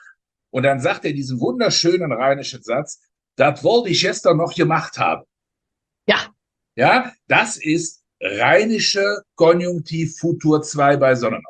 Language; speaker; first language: German; native; German